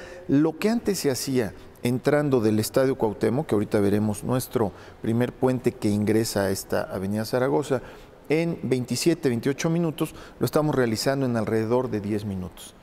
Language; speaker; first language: Spanish; native; Spanish